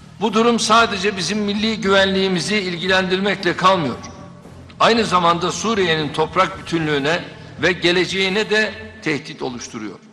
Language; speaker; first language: Turkish; native; Turkish